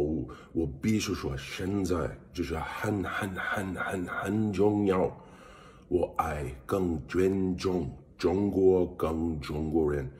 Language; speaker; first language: Chinese; non-native, learner; English